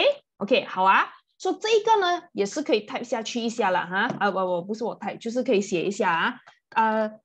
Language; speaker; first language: Chinese; native; Chinese